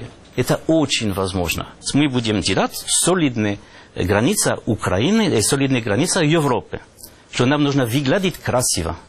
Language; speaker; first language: Russian; non-native, learner; French